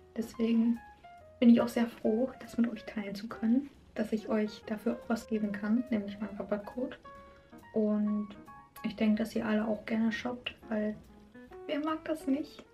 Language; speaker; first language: German; native; German